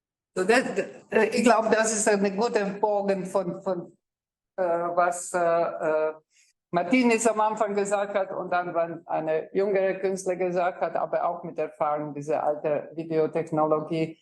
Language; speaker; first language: German; non-native, fluent; Croatian